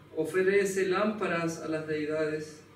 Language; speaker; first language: Spanish; non-native, learner; English